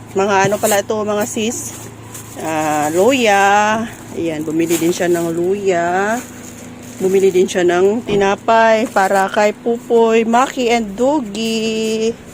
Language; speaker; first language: Filipino; native; Filipino